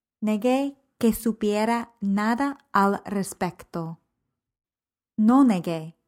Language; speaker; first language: Spanish; non-native, fluent; English